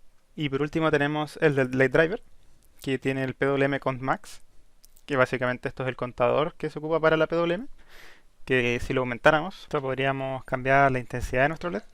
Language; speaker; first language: Spanish; native; Spanish